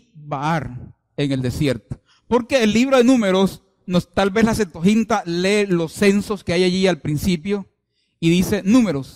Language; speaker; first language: Spanish; native; Spanish